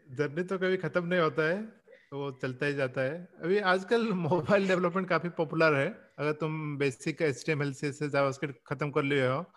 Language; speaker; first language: Hindi; non-native, local second language; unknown